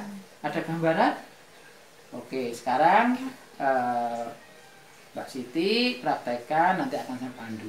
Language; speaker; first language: Indonesian; native; Indonesian